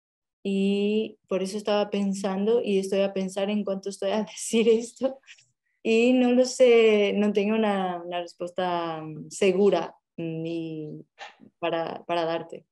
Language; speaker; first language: Spanish; non-native, fluent; Portuguese